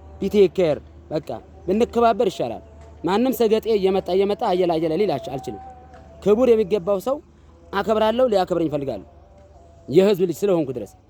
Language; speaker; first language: Amharic; non-native, local second language; Sebat Bet Gurage